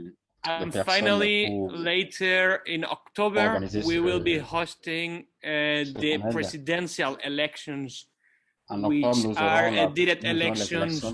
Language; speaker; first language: English; non-native, fluent; Kabuverdianu